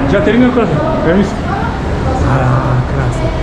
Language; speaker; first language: Spanish; non-native, learner; Japanese